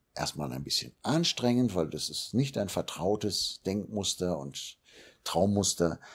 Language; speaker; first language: German; native; German